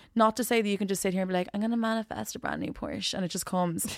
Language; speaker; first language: English; native; English